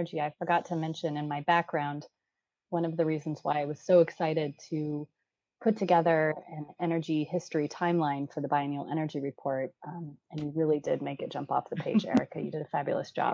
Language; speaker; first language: English; native; English